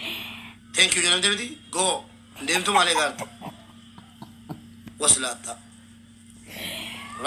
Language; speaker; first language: English; non-native, learner; Oromo